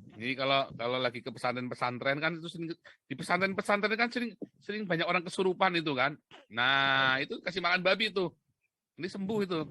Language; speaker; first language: Indonesian; native; Indonesian